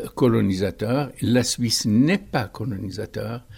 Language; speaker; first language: French; non-native, local second language; Arabic